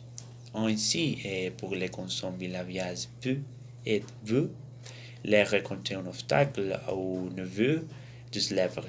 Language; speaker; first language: French; non-native, learner; Spanish